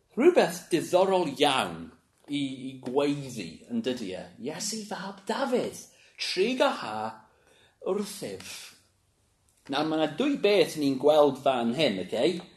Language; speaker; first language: Welsh; non-native, local second language; English